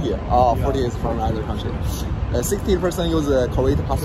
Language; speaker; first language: English; non-native, learner; Chinese